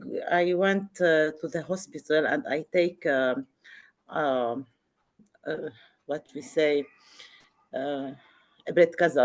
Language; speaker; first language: English; non-native, learner; Arabic